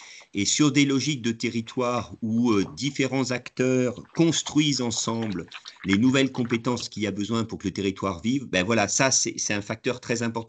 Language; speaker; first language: French; native; French